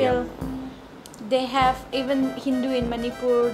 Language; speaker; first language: English; non-native, local second language; Manipuri